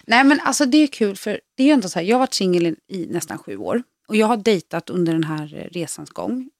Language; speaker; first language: Swedish; native; Swedish